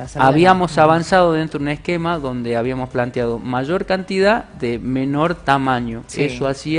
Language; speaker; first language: Spanish; native; Spanish